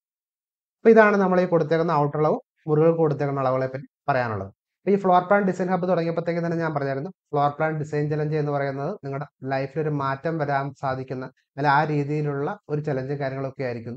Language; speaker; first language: Malayalam; native; Malayalam